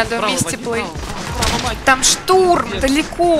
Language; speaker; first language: Russian; native; Russian